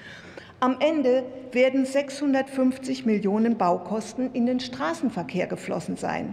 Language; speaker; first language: German; native; German